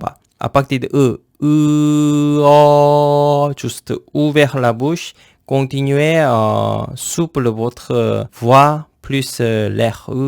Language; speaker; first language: French; non-native, fluent; Korean